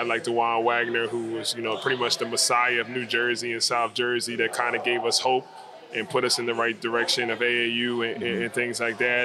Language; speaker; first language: English; native; English